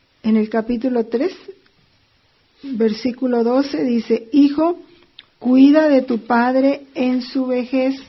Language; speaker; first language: Spanish; native; Spanish